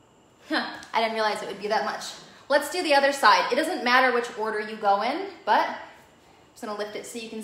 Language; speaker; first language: English; native; English